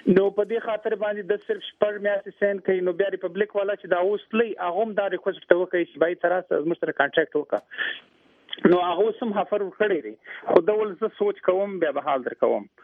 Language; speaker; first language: Pashto; native; Pashto